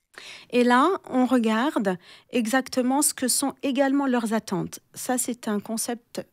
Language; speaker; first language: French; native; French